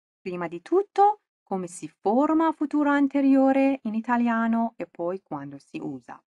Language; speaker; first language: Italian; non-native, fluent; Persian